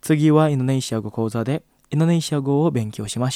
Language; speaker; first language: Japanese; non-native, fluent; Indonesian